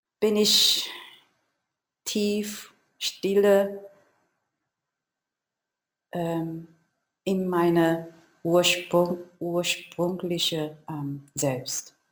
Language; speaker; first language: German; non-native, learner; Chinese